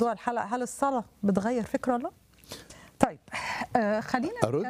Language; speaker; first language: Arabic; native; Arabic